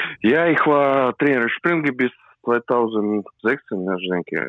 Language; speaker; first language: German; non-native, learner; Russian